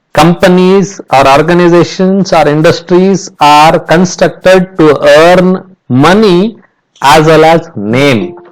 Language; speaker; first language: English; non-native, local second language; Kannada